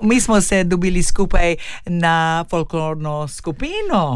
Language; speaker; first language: Slovenian; early bilingual, heritage; Slovenian